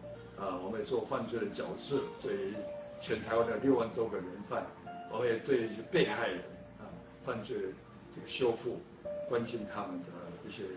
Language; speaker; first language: Chinese; native; Chinese